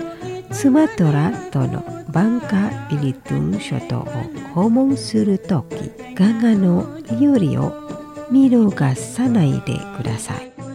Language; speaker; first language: Japanese; non-native, fluent; Indonesian